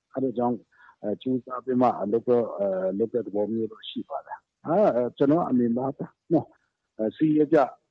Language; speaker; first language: Burmese; non-native, local second language; Kachin